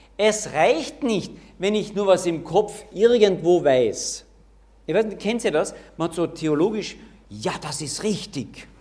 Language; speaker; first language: German; native; German